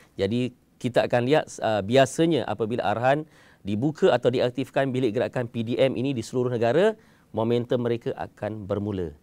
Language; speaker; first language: Malay; native; Malay